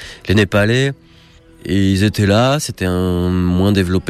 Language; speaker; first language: French; native; French